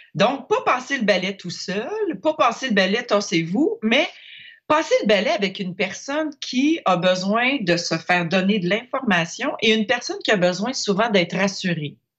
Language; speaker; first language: French; native; French